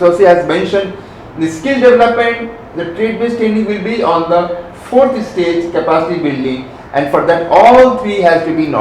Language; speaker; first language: English; non-native, local second language; Bangla